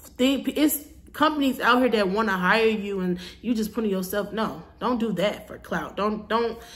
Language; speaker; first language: English; native; English